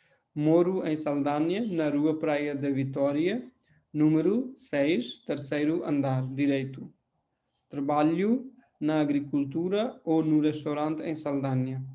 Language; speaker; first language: Portuguese; non-native, fluent; Hindi